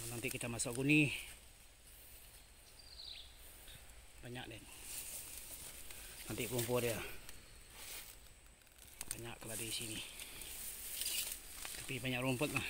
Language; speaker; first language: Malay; non-native, local second language; Iban